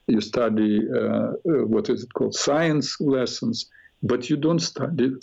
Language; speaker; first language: English; non-native, fluent; Russian